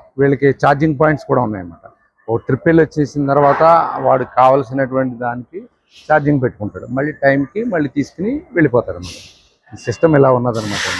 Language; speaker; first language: Telugu; native; Telugu